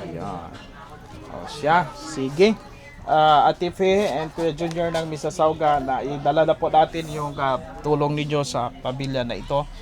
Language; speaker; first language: Filipino; native; Filipino